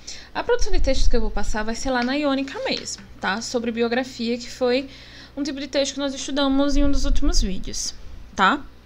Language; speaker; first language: Portuguese; native; Portuguese